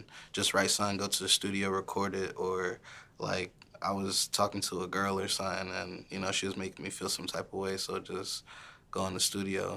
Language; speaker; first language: English; early bilingual, other home language; Haitian Creole